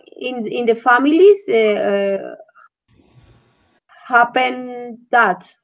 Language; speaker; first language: English; non-native, learner; Spanish